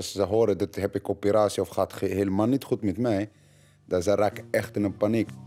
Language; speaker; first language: Dutch; non-native, learner; Arabic